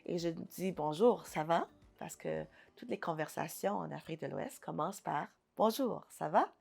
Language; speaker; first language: French; early bilingual, other home language; Haitian Creole